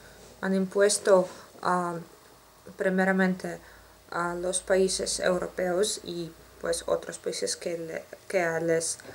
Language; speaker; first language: Spanish; non-native, learner; Russian